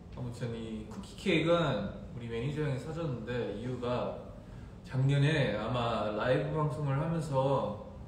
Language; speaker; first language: Korean; early bilingual, heritage; Korean